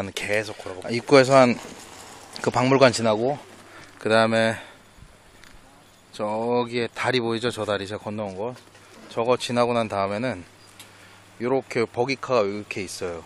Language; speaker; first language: Korean; native; Korean